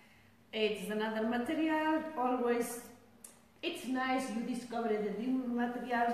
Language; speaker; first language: English; non-native, learner; Spanish